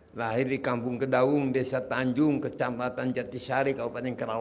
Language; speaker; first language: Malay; non-native, local second language; Sundanese